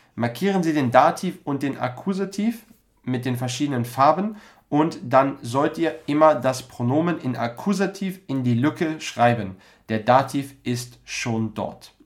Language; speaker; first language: German; native; German